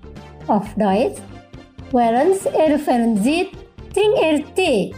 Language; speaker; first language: German; non-native, fluent; Indonesian